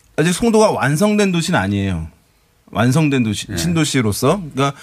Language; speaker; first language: Korean; native; Korean